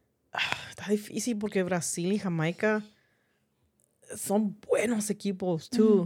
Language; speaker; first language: Spanish; early bilingual, heritage; Spanish